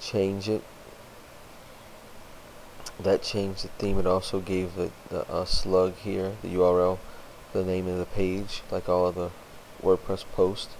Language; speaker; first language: English; native; English